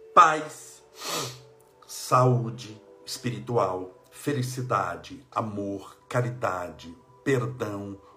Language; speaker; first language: Portuguese; native; Portuguese